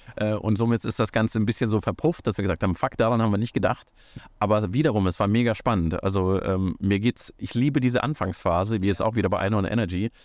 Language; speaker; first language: German; early bilingual, other home language; Russian